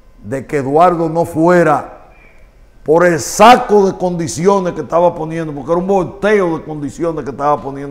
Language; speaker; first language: Spanish; native; Spanish